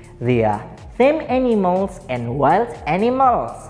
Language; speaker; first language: English; non-native, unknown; Indonesian